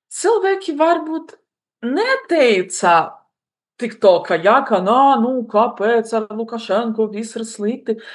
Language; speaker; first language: Latvian; non-native, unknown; Russian